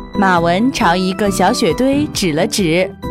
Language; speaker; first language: Chinese; native; Chinese